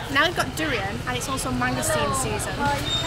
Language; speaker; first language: English; native; English